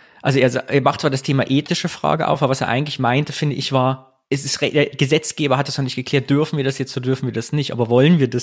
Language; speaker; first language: German; native; German